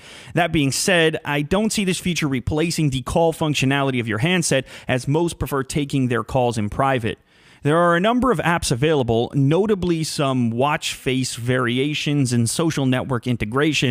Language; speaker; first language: English; native; English